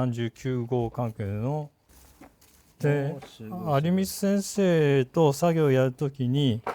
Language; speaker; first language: Japanese; native; Japanese